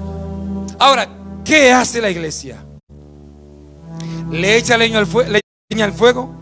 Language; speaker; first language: Spanish; native; Spanish